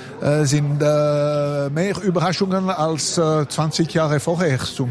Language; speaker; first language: German; non-native, local second language; French